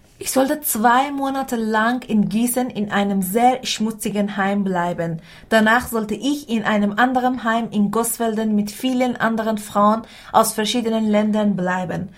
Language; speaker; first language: German; non-native, fluent; Persian